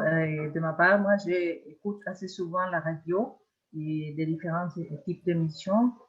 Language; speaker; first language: French; non-native, fluent; Spanish